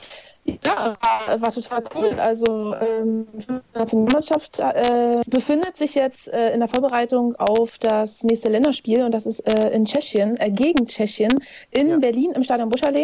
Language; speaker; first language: German; native; German